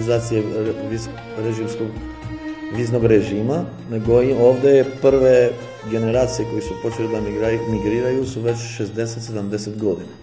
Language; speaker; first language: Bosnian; non-native, local second language; Albanian